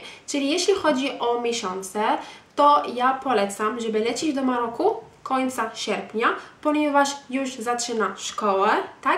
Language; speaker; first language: Polish; non-native, fluent; Arabic